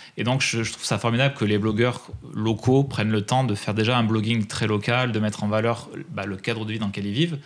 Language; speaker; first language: French; native; French